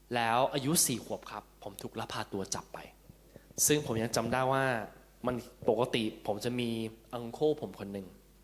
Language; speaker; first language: Thai; early bilingual, heritage; Thai